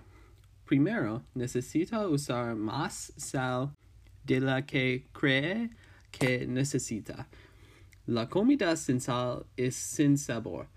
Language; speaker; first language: Spanish; non-native, learner; English